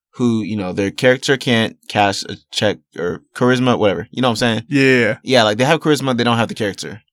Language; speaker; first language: English; early bilingual, other home language; Yoruba